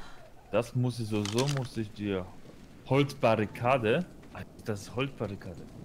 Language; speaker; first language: German; non-native, learner; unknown